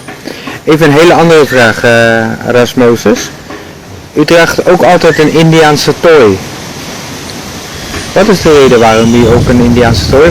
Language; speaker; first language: Dutch; native; Dutch